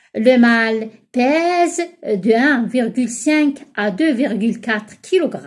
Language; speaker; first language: French; non-native, local second language; Arabic